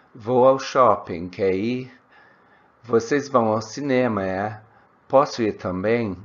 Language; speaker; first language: Portuguese; non-native, fluent; English